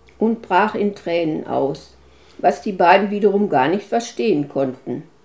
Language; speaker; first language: German; native; German